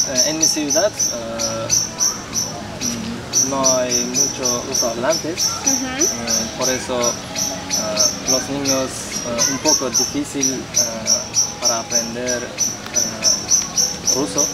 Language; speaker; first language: Spanish; non-native, learner; Uzbek